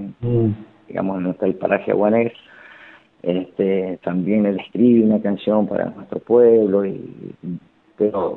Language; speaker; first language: Spanish; native; Spanish